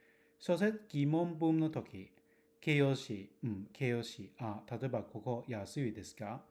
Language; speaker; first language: Japanese; non-native, fluent; Cantonese